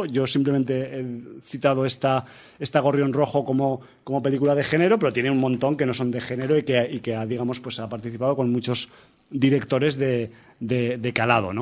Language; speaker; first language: Spanish; native; Spanish